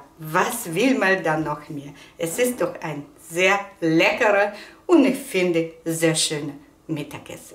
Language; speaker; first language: German; non-native, fluent; Russian